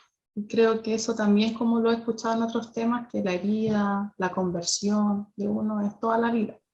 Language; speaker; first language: Spanish; native; Spanish